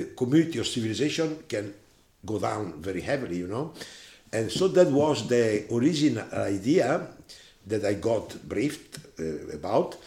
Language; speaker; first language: English; non-native, fluent; Italian